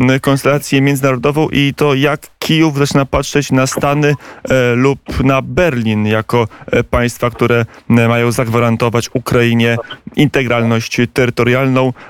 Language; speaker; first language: Polish; native; Polish